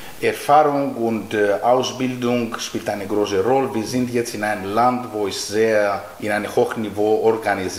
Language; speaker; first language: German; non-native, fluent; Greek